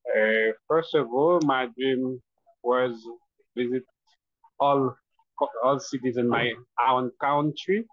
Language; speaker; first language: English; non-native, learner; Haitian Creole